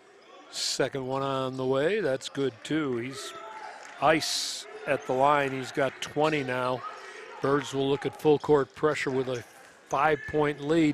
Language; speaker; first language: English; native; English